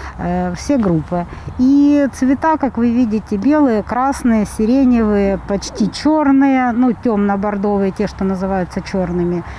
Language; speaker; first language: Russian; native; Russian